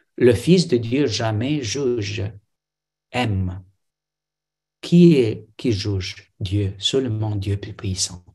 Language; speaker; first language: French; non-native, fluent; Romanian